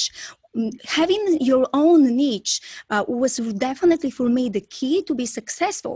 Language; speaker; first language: English; non-native, fluent; Bulgarian